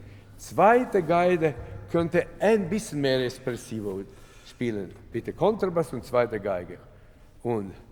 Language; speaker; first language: German; non-native, fluent; Latvian